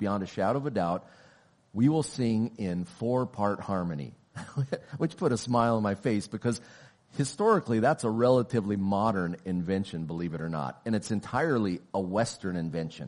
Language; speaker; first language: English; native; English